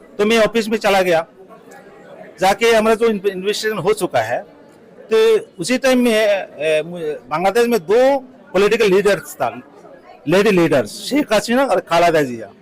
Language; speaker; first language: Hindi; non-native, fluent; Bangla